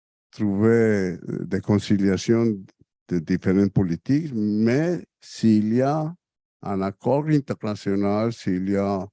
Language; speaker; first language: French; non-native, fluent; Spanish